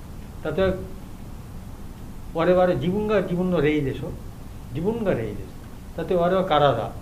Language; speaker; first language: Japanese; non-native, learner; Bangla